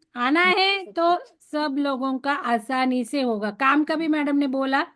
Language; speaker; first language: Hindi; non-native, local second language; Marathi